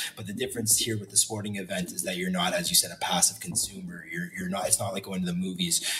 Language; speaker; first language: English; native; English